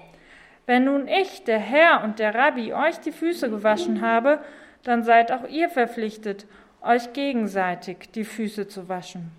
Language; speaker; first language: German; native; German